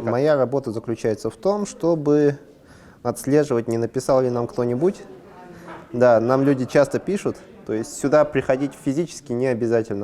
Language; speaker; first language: Russian; native; Russian